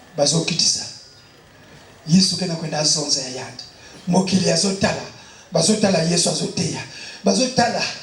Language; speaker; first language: Lingala; non-native, local second language; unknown